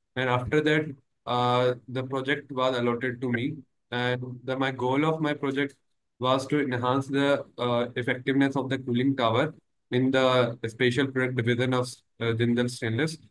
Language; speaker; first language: English; non-native, local second language; Hindi